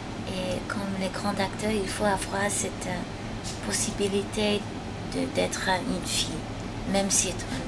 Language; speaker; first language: French; non-native, fluent; English